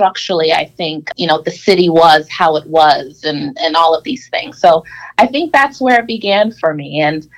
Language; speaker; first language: English; native; English